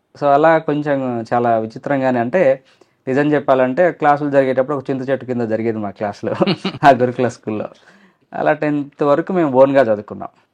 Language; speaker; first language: Telugu; non-native, local second language; Lambadi